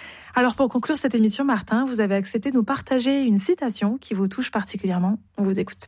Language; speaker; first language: French; native; French